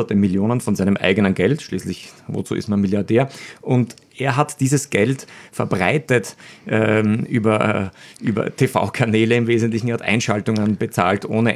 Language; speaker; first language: German; native; German